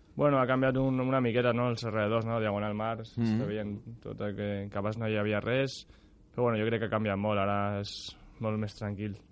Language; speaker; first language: Catalan; non-native, local second language; Spanish